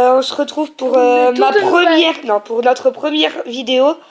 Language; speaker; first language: French; native; French